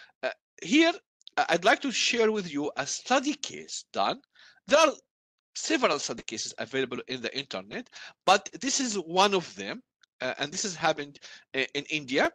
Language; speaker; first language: English; non-native, fluent; Arabic